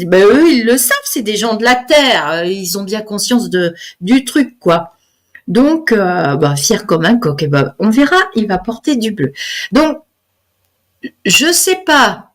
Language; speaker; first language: French; native; French